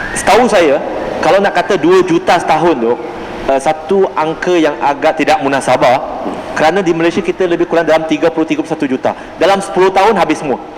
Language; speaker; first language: Malay; non-native, local second language; Chinese